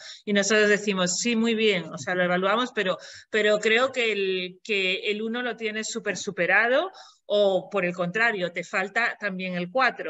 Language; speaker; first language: Spanish; native; Spanish